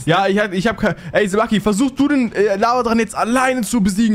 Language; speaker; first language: German; native; German